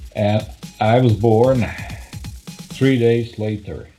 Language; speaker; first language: English; non-native, fluent; Croatian